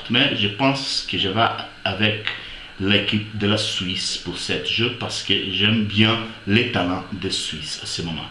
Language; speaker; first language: French; non-native, fluent; Portuguese